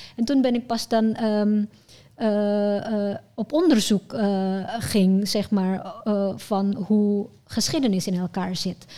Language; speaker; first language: Dutch; non-native, fluent; Indonesian